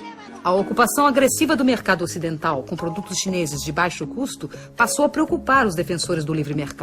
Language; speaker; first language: Portuguese; native; Portuguese